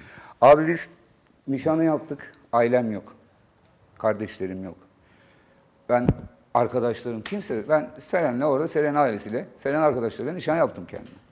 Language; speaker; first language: Turkish; native; Turkish